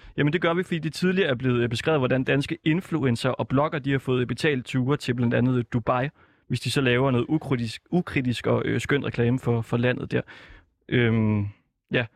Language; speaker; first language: Danish; native; Danish